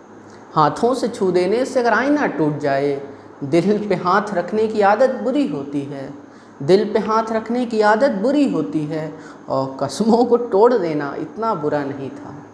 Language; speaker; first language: Hindi; native; Hindi